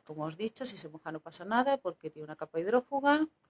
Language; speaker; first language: Spanish; native; Spanish